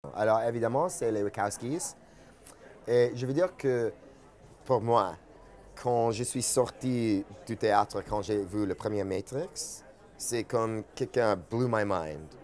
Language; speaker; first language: French; non-native, fluent; English